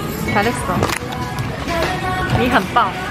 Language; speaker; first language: Korean; early bilingual, heritage; Chinese